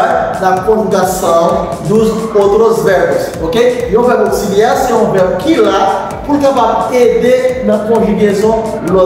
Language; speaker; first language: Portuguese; non-native, fluent; Haitian Creole